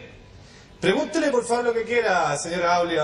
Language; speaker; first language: Spanish; native; Spanish